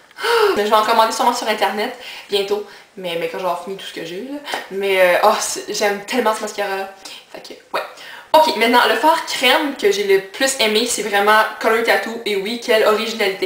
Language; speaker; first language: French; native; French